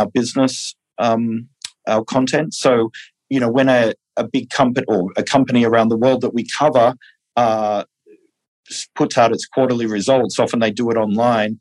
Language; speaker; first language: English; native; English